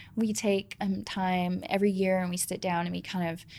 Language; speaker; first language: English; native; English